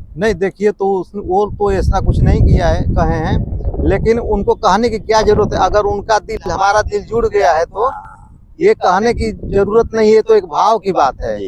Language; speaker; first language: Hindi; native; Hindi